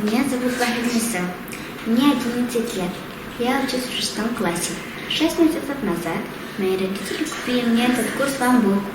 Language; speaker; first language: Russian; non-native, learner; Tajik